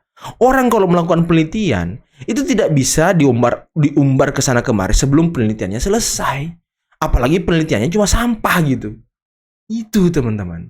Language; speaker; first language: Indonesian; native; Indonesian